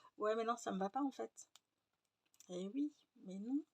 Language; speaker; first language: French; native; French